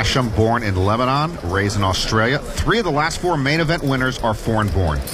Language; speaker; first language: English; native; English